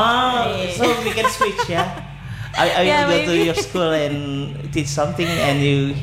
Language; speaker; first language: English; non-native, learner; Indonesian